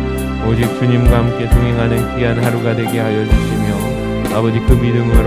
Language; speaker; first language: Korean; native; Korean